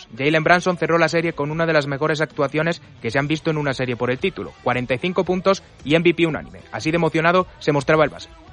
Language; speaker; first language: Spanish; native; Spanish